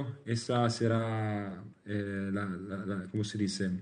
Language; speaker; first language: Spanish; non-native, learner; Italian